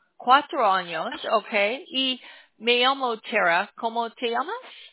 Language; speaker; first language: Spanish; non-native, learner; English